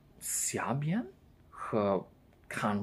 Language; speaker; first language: Chinese; non-native, learner; English